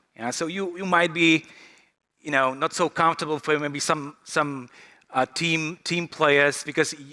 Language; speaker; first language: English; non-native, fluent; Slovak